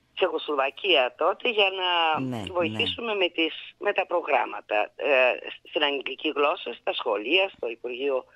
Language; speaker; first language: Greek; early bilingual, heritage; Bulgarian